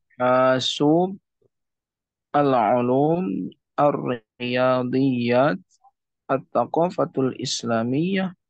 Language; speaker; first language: Arabic; non-native, learner; Indonesian